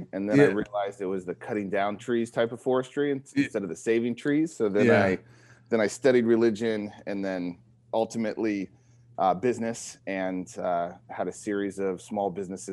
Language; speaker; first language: English; native; English